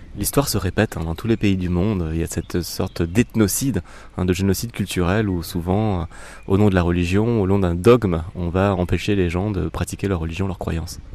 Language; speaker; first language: French; native; French